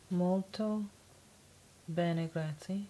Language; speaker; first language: Italian; non-native, learner; English